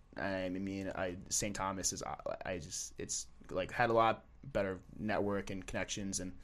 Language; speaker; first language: English; native; English